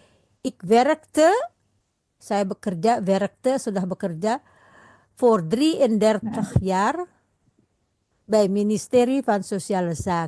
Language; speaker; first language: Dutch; non-native, learner; Indonesian